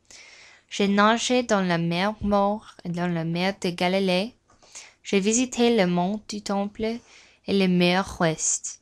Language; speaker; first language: French; non-native, learner; English